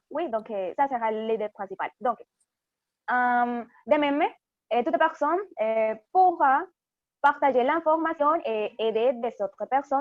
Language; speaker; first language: French; non-native, fluent; Spanish